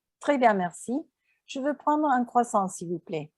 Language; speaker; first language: French; non-native, learner; English